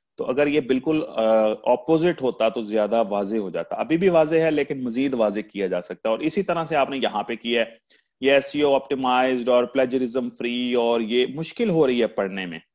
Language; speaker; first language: Urdu; non-native, local second language; Punjabi